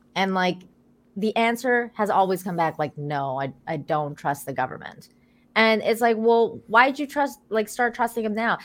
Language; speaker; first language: English; early bilingual, other home language; Persian